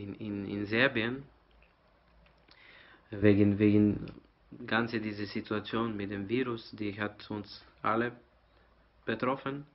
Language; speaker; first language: German; non-native, learner; Serbian